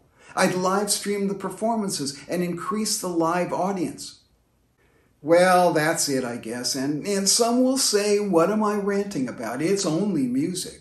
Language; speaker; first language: English; native; English